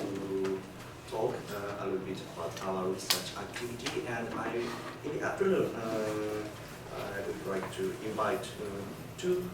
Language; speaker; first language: English; non-native, fluent; Japanese